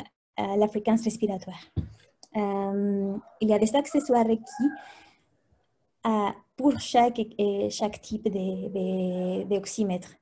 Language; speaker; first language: French; non-native, fluent; Spanish